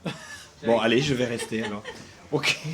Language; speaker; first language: French; native; French